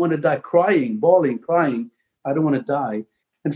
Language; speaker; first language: English; non-native, local second language; Filipino